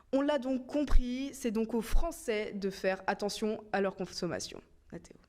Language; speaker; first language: French; native; French